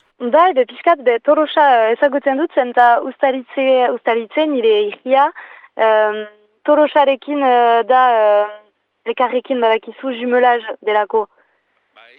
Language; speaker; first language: Basque; non-native, learner; French